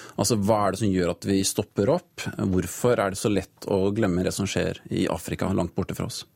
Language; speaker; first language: Norwegian; native; Norwegian